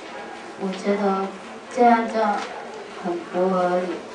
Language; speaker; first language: Chinese; non-native, fluent; Vietnamese